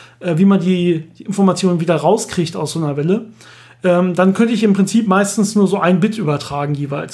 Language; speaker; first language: German; native; German